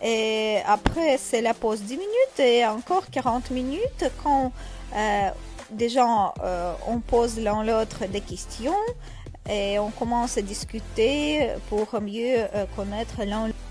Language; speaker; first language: French; non-native, fluent; Russian